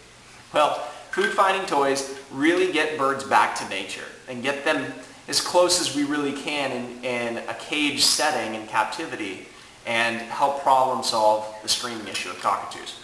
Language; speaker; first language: English; native; English